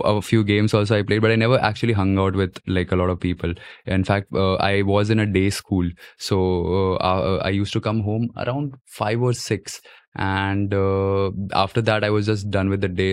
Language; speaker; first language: English; non-native, local second language; Gujarati